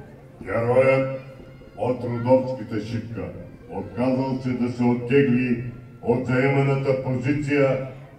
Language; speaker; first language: Bulgarian; native; Bulgarian